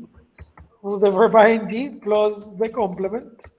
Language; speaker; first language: English; non-native, fluent; Spanish